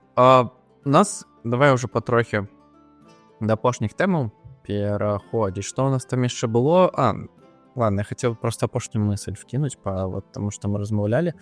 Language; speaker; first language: Belarusian; non-native, local second language; Russian